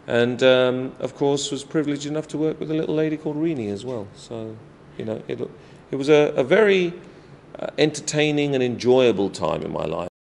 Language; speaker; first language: English; native; English